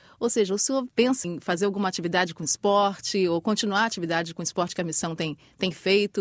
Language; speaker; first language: Portuguese; native; Portuguese